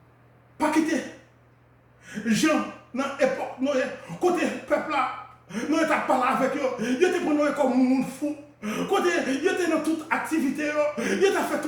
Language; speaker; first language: French; non-native, local second language; Haitian Creole